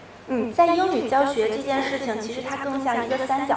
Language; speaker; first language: Chinese; native; Chinese